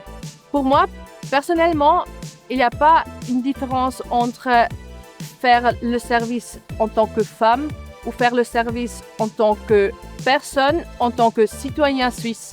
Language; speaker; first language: French; non-native, local second language; German